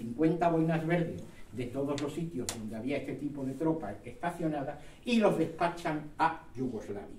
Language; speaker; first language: Spanish; native; Spanish